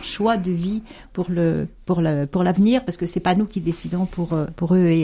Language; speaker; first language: French; native; French